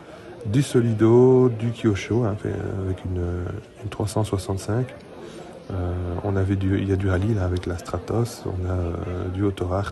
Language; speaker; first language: French; native; French